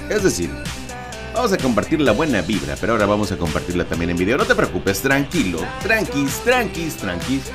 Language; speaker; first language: Spanish; native; Spanish